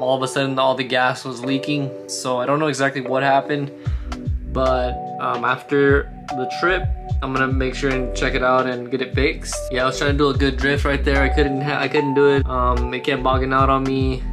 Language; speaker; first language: English; early bilingual, other home language; Spanish